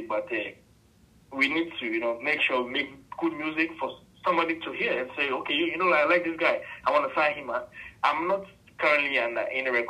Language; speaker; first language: English; non-native, local second language; Akan